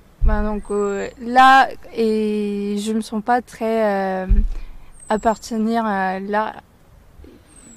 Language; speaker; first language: French; non-native, fluent; Turkish